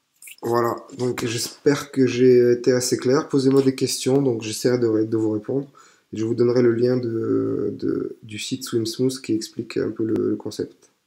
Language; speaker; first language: French; native; French